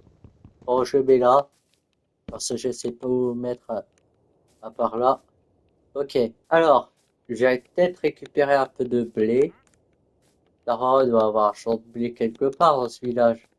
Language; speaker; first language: French; native; French